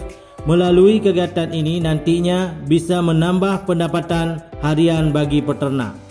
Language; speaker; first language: Indonesian; native; Indonesian